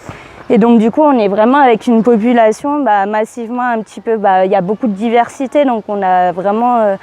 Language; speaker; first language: French; native; French